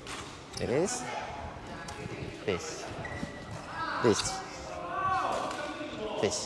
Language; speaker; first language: English; non-native, fluent; Indonesian